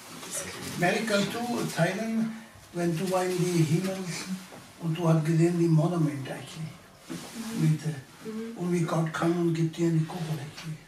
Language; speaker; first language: German; non-native, learner; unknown